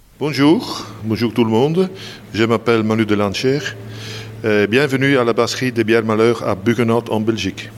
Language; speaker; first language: French; non-native, local second language; Dutch